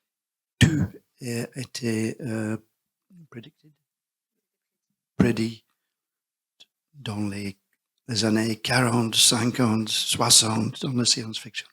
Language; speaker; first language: French; non-native, learner; English